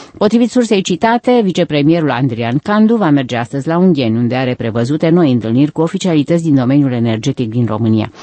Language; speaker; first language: Romanian; native; Romanian